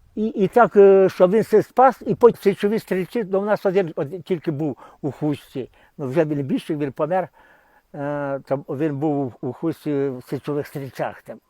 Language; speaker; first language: Ukrainian; native; Ukrainian